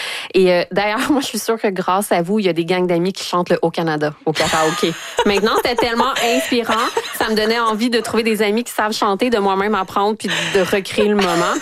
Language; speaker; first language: French; native; French